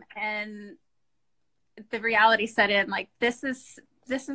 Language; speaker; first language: English; native; English